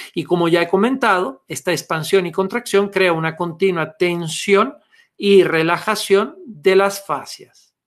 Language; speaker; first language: Spanish; non-native, fluent; Italian